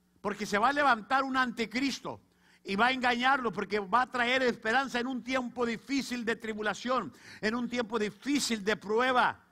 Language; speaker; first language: Spanish; native; Spanish